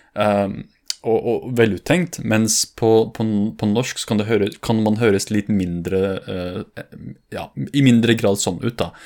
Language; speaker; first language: Norwegian; early bilingual, other home language; Kurdish